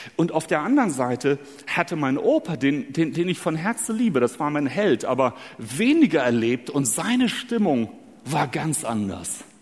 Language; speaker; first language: German; early bilingual, other home language; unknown